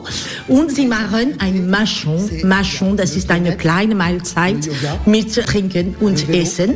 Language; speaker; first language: German; non-native, learner; French